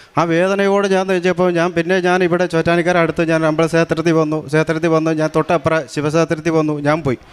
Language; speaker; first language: Malayalam; non-native, local second language; Tamil